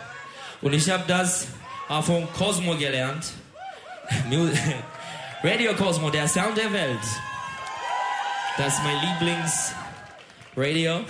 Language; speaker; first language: German; non-native, learner; Turkish